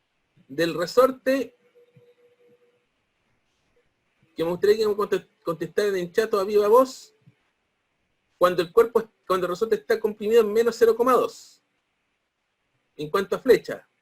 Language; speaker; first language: Spanish; native; Spanish